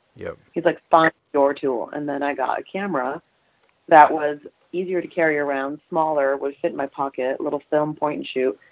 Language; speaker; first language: English; early bilingual, other home language; Polish